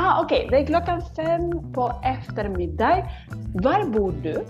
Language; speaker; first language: Swedish; non-native, fluent; Spanish